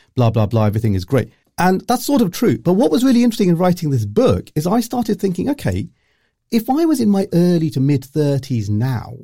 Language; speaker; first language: English; early bilingual, other home language; Urdu